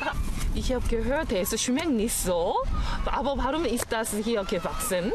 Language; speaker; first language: German; non-native, learner; Korean